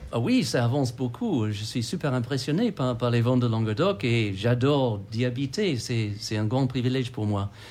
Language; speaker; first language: French; non-native, fluent; English